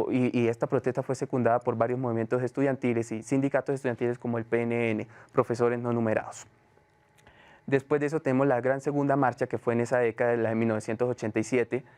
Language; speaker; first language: Spanish; native; Spanish